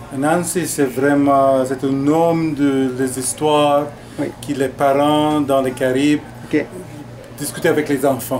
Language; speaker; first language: French; non-native, fluent; English